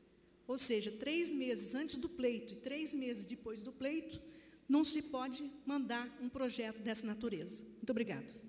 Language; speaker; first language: Portuguese; native; Portuguese